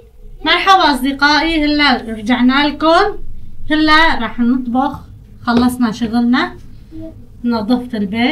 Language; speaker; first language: Arabic; non-native, local second language; Kurdish